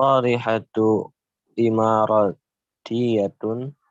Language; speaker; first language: Arabic; non-native, learner; Indonesian